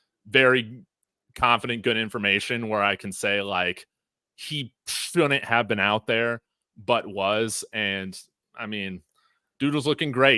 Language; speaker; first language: English; native; English